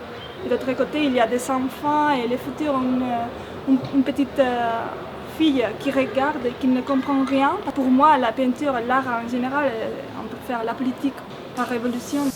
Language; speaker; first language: French; non-native, fluent; Spanish